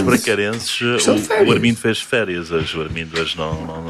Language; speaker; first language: Portuguese; native; Portuguese